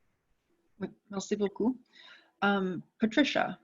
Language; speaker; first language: French; non-native, fluent; English